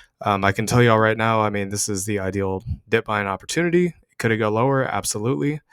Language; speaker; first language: English; native; English